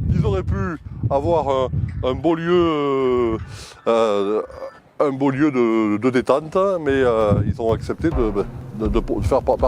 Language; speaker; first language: French; native; French